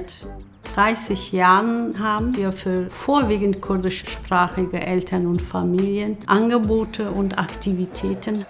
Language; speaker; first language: German; non-native, fluent; Kurdish